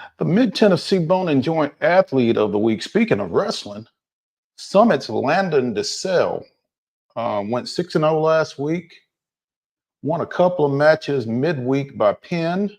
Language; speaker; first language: English; native; English